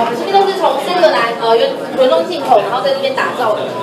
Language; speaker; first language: Chinese; native; Chinese